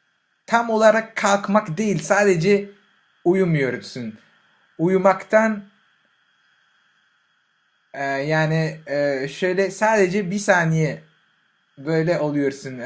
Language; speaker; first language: Turkish; non-native, learner; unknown